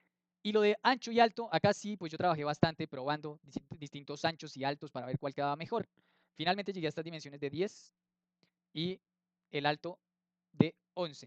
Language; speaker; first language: Spanish; native; Spanish